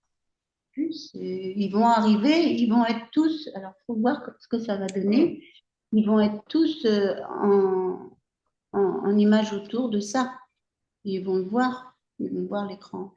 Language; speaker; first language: French; native; French